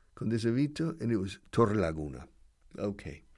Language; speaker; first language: English; native; English